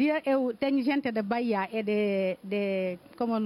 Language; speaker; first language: Portuguese; non-native, learner; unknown